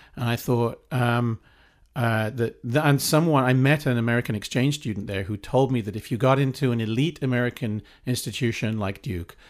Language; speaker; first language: English; native; English